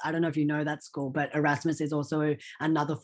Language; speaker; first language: English; early bilingual, other home language; Hindi